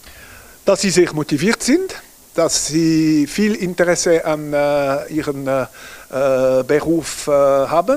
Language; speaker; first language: German; non-native, local second language; French